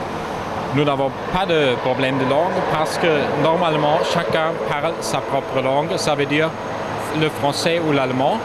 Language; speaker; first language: French; non-native, fluent; German